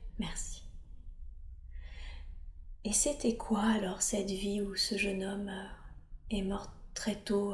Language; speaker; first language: French; native; French